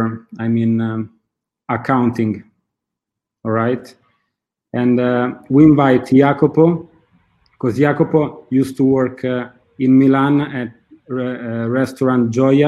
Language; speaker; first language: English; non-native, learner; Italian